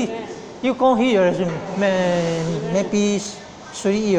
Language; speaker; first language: English; non-native, learner; Chinese